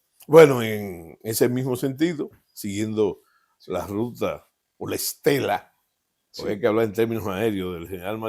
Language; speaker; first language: Spanish; native; Spanish